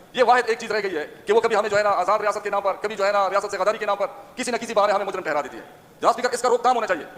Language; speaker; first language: Urdu; non-native, local second language; Pashto